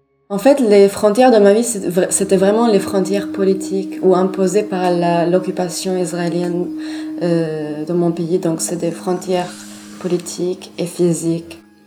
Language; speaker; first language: French; non-native, fluent; Arabic